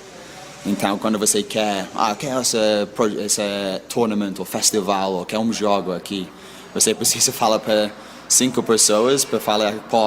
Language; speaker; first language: Portuguese; non-native, learner; English